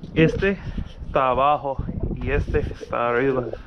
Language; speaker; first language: Spanish; non-native, learner; English